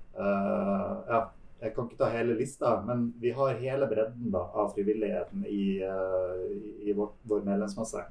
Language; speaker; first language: Norwegian; native; Norwegian